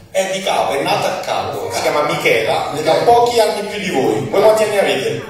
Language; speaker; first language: Italian; native; Italian